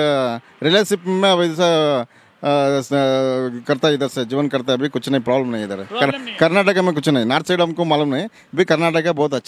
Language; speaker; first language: Hindi; non-native, local second language; Kannada